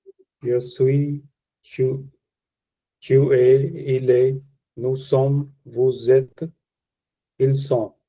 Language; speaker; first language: French; non-native, learner; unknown